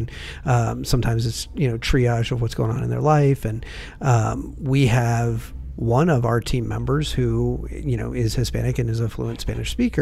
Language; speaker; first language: English; native; English